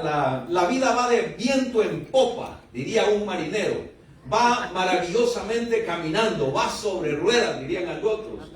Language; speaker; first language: Spanish; native; Spanish